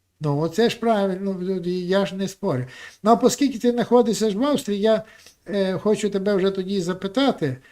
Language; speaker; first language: Ukrainian; native; Ukrainian